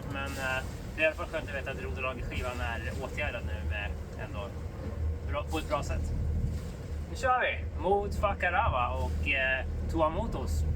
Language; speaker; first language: Swedish; native; Swedish